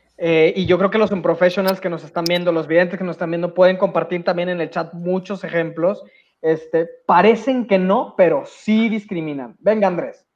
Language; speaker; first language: Spanish; native; Spanish